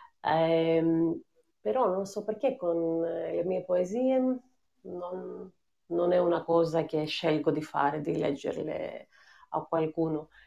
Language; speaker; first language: Italian; non-native, fluent; Greek